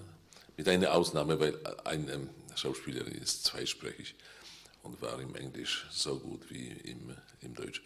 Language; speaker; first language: German; non-native, fluent; Polish